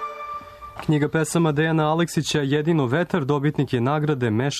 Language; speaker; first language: Croatian; native; Croatian